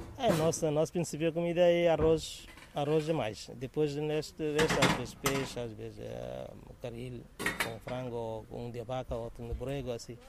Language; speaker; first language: Portuguese; non-native, learner; Bangla